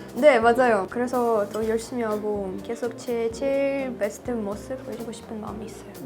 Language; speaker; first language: Korean; non-native, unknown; Russian